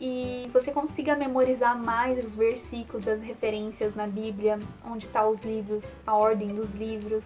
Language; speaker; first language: Portuguese; native; Portuguese